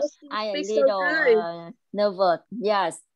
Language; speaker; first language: English; non-native, learner; Vietnamese